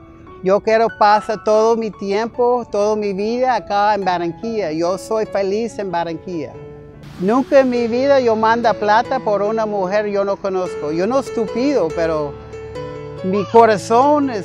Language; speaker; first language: Spanish; non-native, learner; English